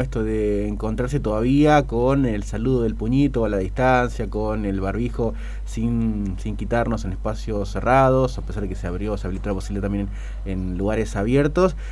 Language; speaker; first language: Spanish; native; Spanish